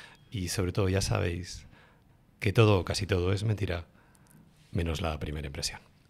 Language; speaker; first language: Spanish; native; Spanish